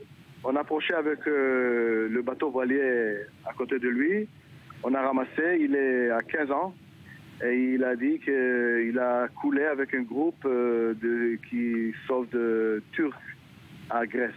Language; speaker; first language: French; non-native, learner; Hebrew